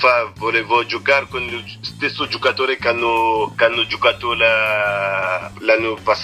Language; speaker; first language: Italian; non-native, fluent; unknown